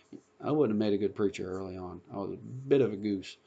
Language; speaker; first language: English; native; English